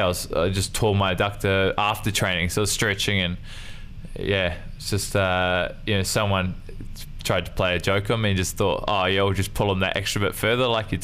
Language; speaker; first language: English; native; English